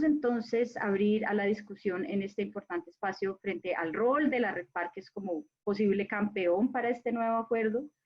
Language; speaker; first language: Spanish; native; Spanish